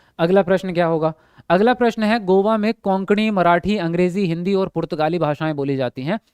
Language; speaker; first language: Hindi; native; Hindi